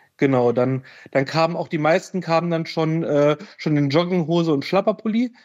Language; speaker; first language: German; native; German